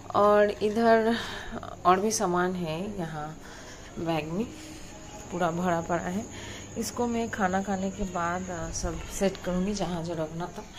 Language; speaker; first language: Hindi; non-native, local second language; Bangla